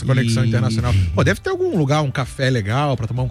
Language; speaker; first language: Portuguese; native; Portuguese